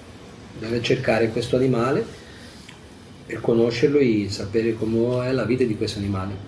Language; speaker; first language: Italian; non-native, fluent; Portuguese